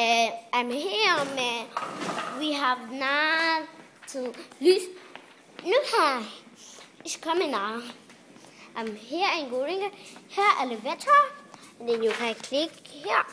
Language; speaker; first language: English; non-native, learner; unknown